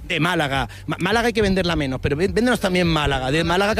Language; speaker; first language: Spanish; native; Spanish